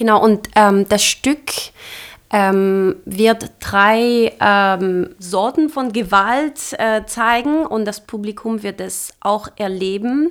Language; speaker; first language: German; non-native, fluent; French